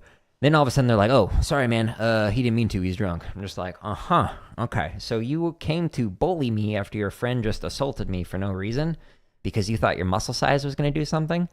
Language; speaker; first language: English; native; English